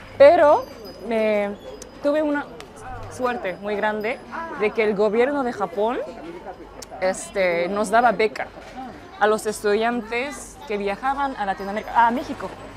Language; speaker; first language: Spanish; non-native, fluent; Japanese